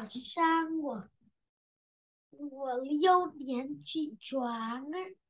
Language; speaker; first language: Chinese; non-native, learner; Vietnamese